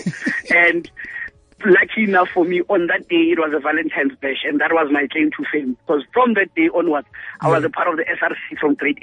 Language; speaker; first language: English; non-native, local second language; Southern Sotho